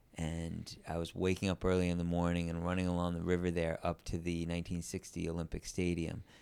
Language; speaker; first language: English; native; English